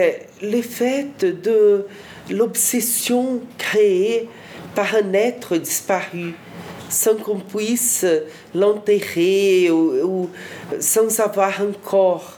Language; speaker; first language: French; non-native, fluent; Portuguese